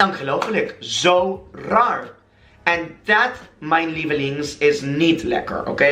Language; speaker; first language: Dutch; non-native, learner; English